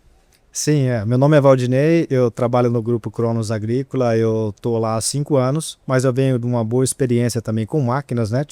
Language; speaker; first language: Portuguese; native; Portuguese